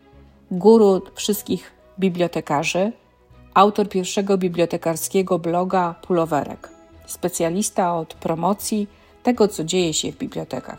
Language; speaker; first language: Polish; native; Polish